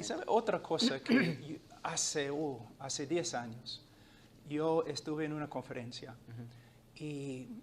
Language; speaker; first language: Spanish; non-native, fluent; English